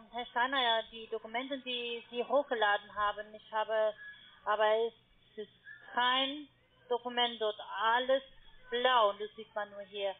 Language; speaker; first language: German; non-native, learner; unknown